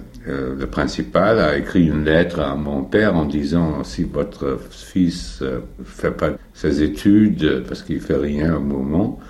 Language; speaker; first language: French; non-native, fluent; German